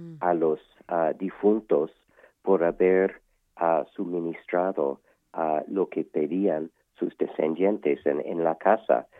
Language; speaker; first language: Spanish; non-native, fluent; English